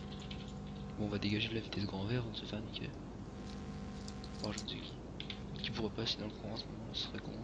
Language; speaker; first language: French; native; French